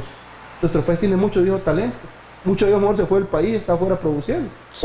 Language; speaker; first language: Spanish; native; Spanish